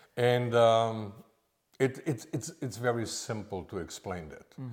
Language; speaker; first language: English; non-native, fluent; German